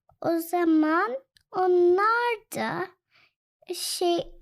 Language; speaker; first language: Turkish; early bilingual, heritage; Turkish